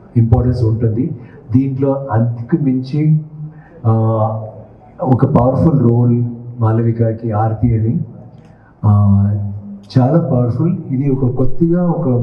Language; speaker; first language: Telugu; non-native, learner; Tamil